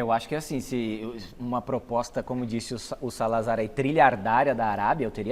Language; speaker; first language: Portuguese; native; Portuguese